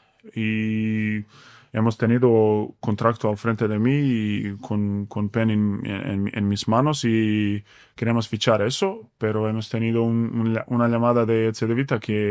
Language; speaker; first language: Spanish; non-native, fluent; Bosnian